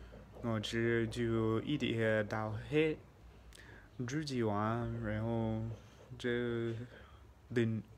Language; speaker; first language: Chinese; non-native, fluent; English